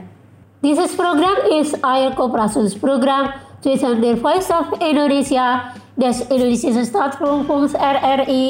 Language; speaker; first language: German; non-native, learner; Indonesian